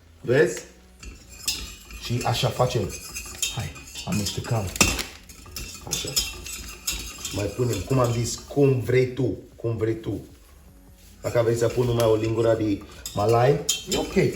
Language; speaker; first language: Romanian; non-native, learner; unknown